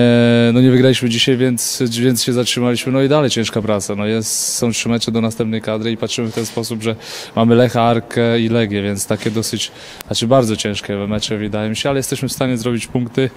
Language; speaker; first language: Polish; native; Polish